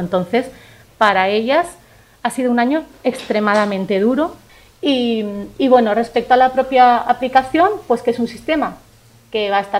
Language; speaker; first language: Spanish; native; Spanish